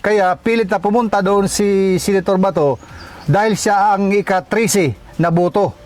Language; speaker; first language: Filipino; non-native, local second language; Waray